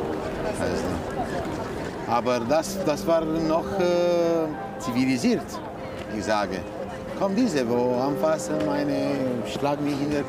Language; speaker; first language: German; non-native, learner; Romanian